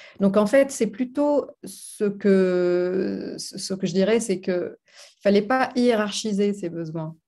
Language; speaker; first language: French; non-native, local second language; Arabic